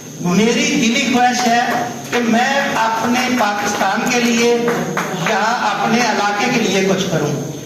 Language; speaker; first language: Urdu; non-native, local second language; Punjabi